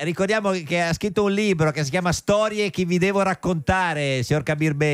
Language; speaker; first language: Italian; native; Italian